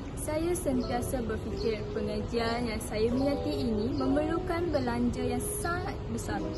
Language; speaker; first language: Malay; native; Malay